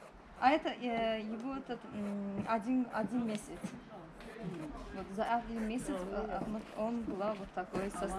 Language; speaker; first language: Russian; non-native, learner; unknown